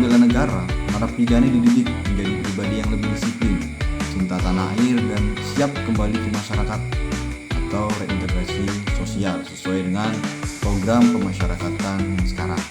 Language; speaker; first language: Indonesian; native; Indonesian